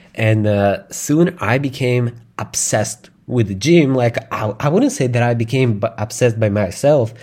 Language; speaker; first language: English; non-native, fluent; Russian